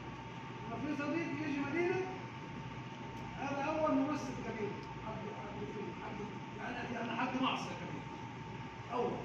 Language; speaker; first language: Arabic; non-native, learner; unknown